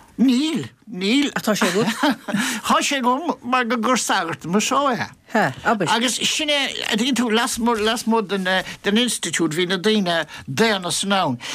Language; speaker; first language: Irish; native; Irish